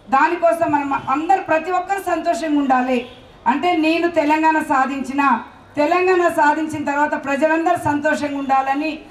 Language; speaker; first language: Telugu; native; Telugu